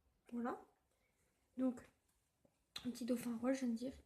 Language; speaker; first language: French; native; French